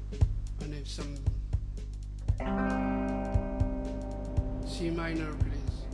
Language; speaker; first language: English; non-native, learner; French